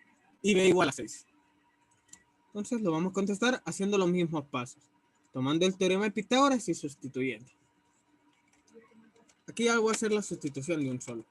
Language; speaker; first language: Spanish; native; Spanish